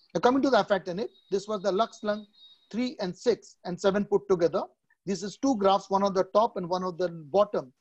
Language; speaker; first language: English; non-native, local second language; Odia